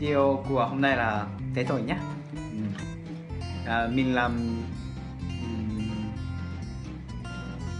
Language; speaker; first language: Vietnamese; non-native, fluent; Japanese